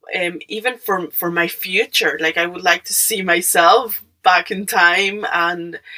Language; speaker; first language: English; non-native, fluent; Spanish